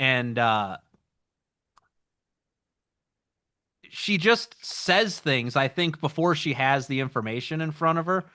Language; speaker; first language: English; native; English